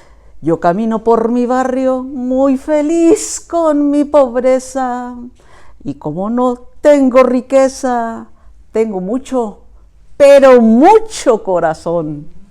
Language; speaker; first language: Spanish; native; Spanish